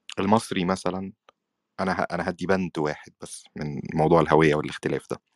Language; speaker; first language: Arabic; native; Arabic